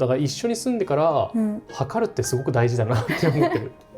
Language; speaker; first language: Japanese; native; Japanese